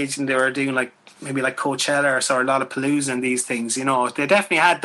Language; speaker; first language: English; native; English